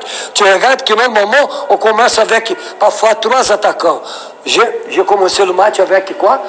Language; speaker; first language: French; non-native, learner; Portuguese